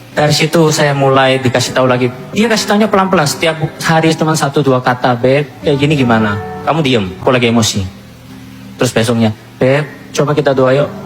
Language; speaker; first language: Indonesian; non-native, fluent; Korean